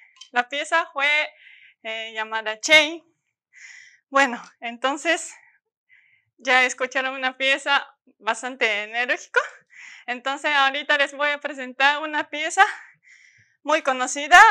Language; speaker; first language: Spanish; non-native, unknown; Japanese